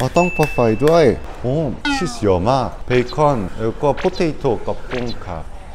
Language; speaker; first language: Thai; non-native, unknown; Korean